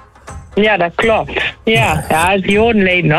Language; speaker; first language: Dutch; native; Dutch